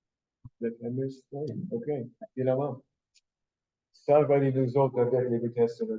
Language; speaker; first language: French; native; French